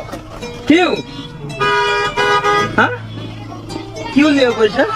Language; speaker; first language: Hindi; non-native, learner; Bangla